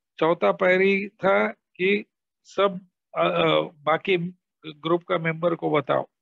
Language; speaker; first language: Hindi; non-native, local second language; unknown